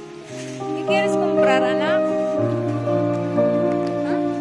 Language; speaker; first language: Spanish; non-native, learner; Filipino